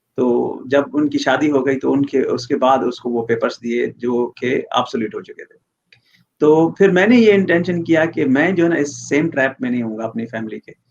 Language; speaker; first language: Urdu; non-native, local second language; Sindhi